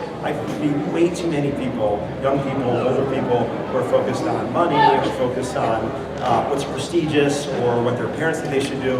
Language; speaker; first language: English; native; English